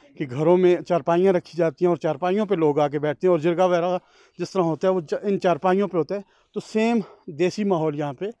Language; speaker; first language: Urdu; non-native, local second language; Northern Hindko